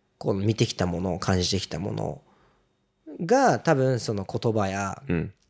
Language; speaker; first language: Japanese; early bilingual, other home language; Portuguese